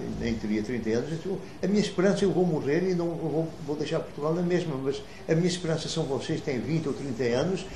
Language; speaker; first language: Portuguese; native; Portuguese